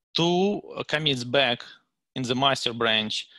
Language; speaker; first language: English; non-native, fluent; Russian